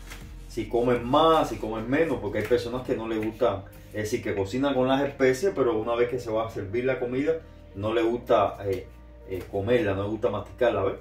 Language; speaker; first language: Spanish; native; Spanish